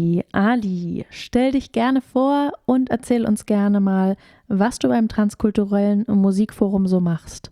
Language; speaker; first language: German; native; German